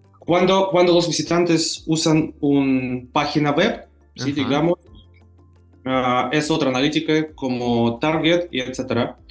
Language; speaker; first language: Spanish; non-native, learner; Russian